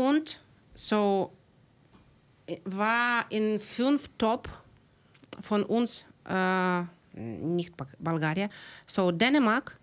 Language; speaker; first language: German; non-native, learner; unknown